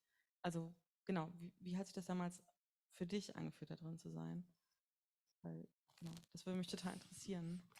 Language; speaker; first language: German; native; German